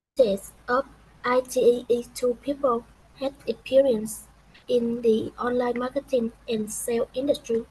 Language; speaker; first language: English; non-native, learner; Vietnamese